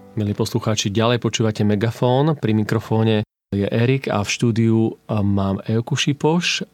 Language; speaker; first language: Slovak; native; Slovak